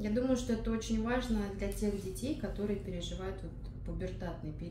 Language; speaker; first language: Russian; native; Russian